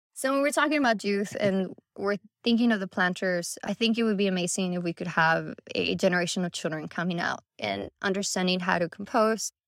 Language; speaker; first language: English; early bilingual, other home language; Spanish